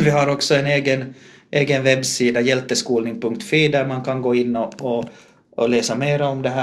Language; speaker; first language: Swedish; native; Swedish